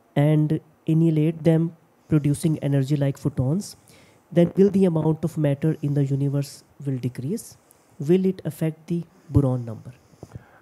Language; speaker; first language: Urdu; native; Urdu